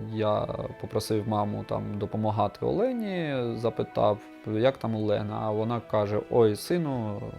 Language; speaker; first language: Ukrainian; native; Ukrainian